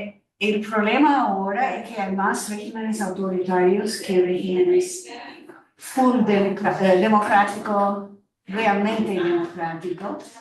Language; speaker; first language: Spanish; non-native, fluent; English